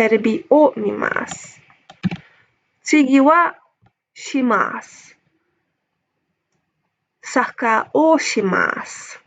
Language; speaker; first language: Japanese; non-native, fluent; English